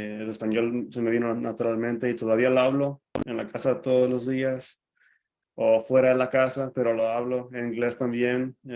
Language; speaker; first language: Spanish; early bilingual, other home language; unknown